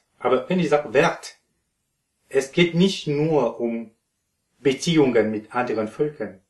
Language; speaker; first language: German; non-native, fluent; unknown